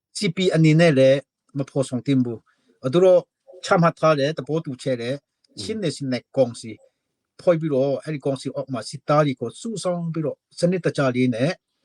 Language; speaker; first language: Burmese; non-native, local second language; Hakha Chin